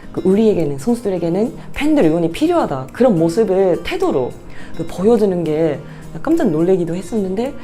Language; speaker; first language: Korean; non-native, fluent; Japanese